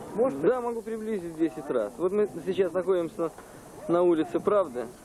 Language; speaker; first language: Russian; native; Russian